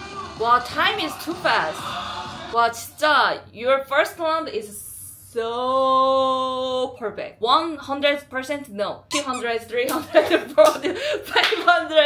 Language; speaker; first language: English; non-native, learner; Korean